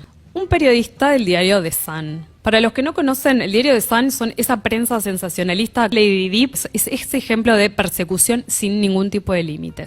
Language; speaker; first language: Spanish; native; Spanish